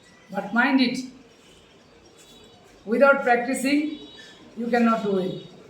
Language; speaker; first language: English; non-native, local second language; Bangla